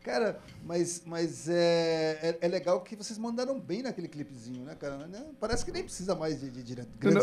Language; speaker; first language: Portuguese; native; Portuguese